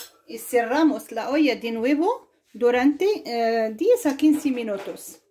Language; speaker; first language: Spanish; non-native, fluent; Arabic